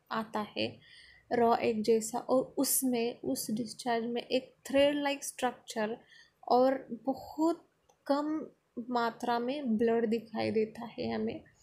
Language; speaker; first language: Hindi; non-native, local second language; Marathi